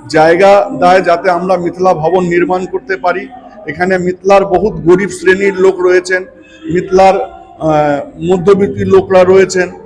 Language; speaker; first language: Bangla; non-native, local second language; Maithili